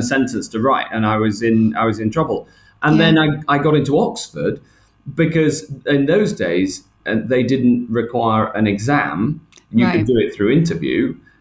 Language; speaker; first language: English; native; English